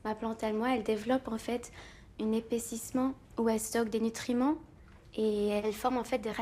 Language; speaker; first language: French; native; French